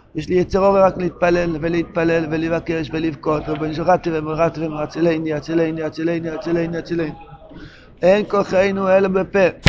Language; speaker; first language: Hebrew; non-native, local second language; Yiddish